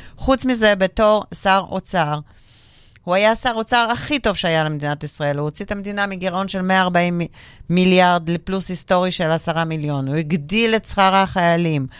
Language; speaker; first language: Hebrew; non-native, fluent; Russian